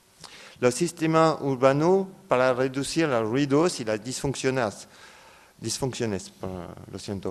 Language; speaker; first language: Spanish; non-native, fluent; French